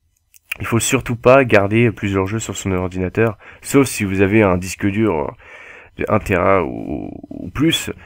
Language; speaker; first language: French; native; French